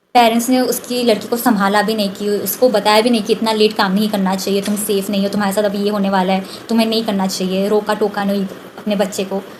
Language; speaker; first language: Hindi; non-native, local second language; Bangla